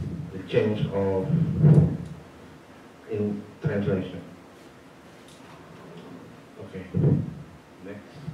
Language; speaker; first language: English; non-native, learner; Indonesian